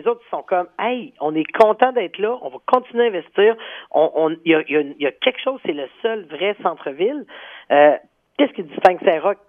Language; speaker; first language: French; native; French